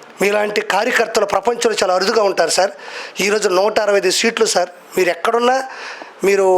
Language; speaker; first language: Telugu; native; Telugu